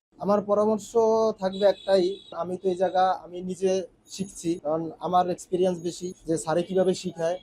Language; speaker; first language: Bangla; native; Bangla